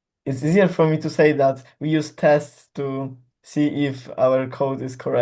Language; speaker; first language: English; non-native, learner; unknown